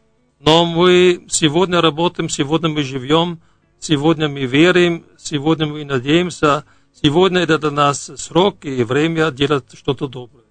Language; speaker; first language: Russian; non-native, fluent; German